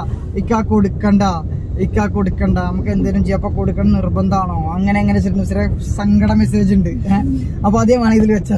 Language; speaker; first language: Malayalam; native; Malayalam